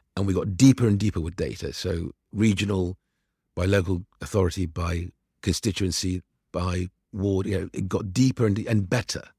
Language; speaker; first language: English; early bilingual, other home language; Arabic